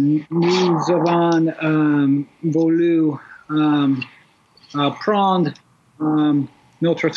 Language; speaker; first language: French; non-native, learner; English